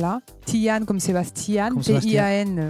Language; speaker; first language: French; native; French